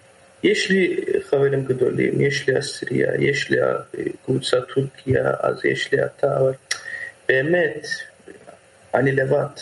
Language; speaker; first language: Hebrew; non-native, learner; Turkish